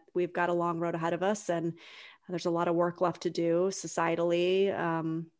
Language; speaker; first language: English; native; English